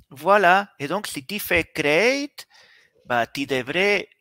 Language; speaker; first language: French; native; French